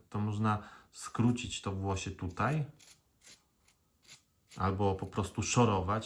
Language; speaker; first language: Polish; native; Polish